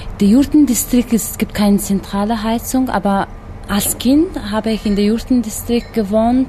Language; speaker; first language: German; non-native, fluent; Mongolian